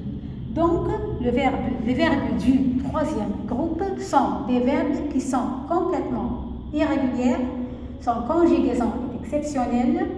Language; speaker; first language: French; non-native, fluent; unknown